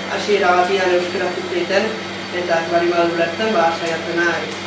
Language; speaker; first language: Basque; native; Basque